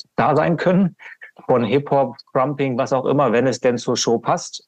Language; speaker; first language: German; native; German